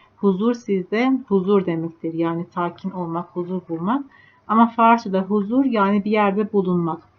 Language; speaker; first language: Turkish; non-native, fluent; Persian